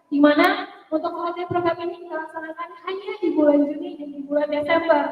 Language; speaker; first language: Indonesian; native; Indonesian